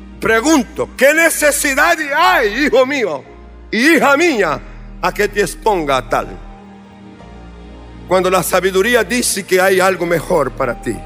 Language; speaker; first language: Spanish; non-native, fluent; Portuguese